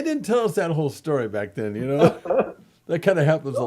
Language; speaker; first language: English; native; English